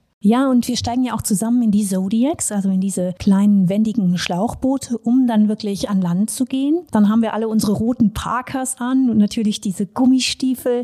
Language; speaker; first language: German; native; German